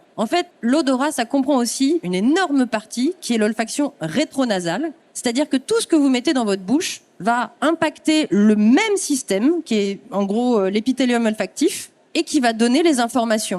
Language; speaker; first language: French; native; French